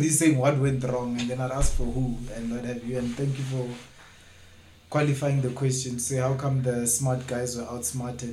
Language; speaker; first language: English; non-native, local second language; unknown